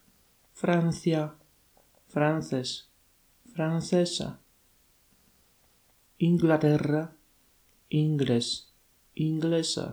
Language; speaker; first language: Spanish; non-native, fluent; Polish